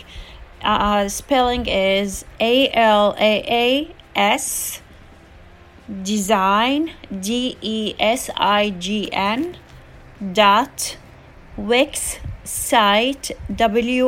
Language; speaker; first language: English; non-native, fluent; Arabic